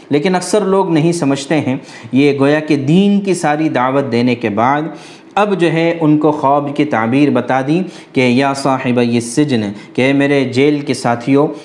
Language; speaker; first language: Urdu; native; Urdu